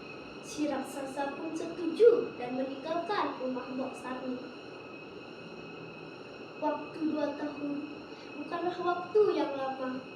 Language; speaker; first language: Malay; non-native, local second language; Balinese